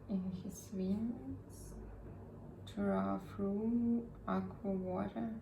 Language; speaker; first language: English; non-native, learner; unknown